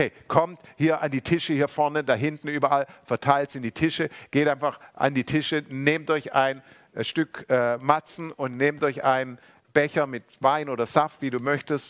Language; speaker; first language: German; native; German